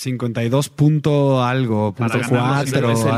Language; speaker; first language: Spanish; native; Spanish